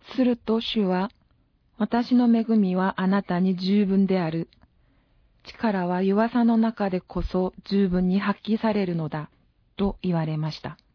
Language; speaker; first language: Japanese; non-native, fluent; Korean